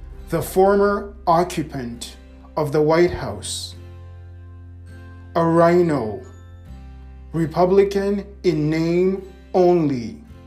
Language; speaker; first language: English; native; English